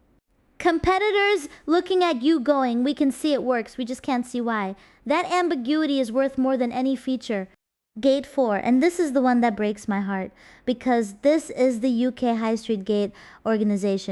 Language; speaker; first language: English; native; English